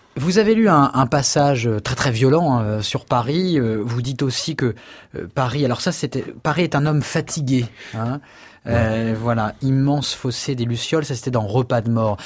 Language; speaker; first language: French; native; French